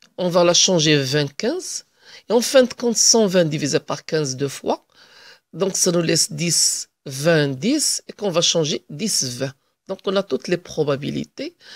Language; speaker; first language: French; non-native, local second language; Arabic